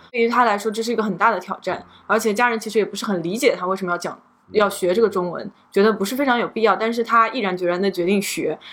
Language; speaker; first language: Chinese; native; Chinese